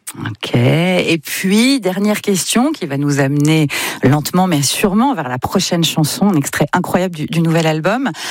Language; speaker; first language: French; native; French